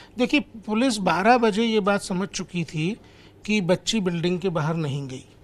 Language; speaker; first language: Hindi; native; Hindi